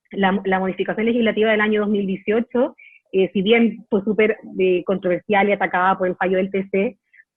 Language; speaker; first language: Spanish; native; Spanish